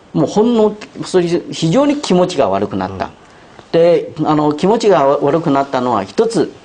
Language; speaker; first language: Japanese; non-native, fluent; Chinese